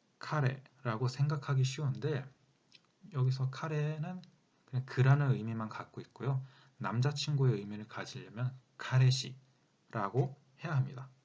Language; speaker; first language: Korean; native; Korean